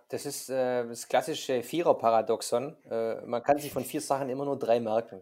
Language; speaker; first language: German; native; German